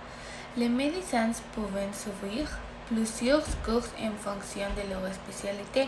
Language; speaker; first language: French; non-native, learner; Spanish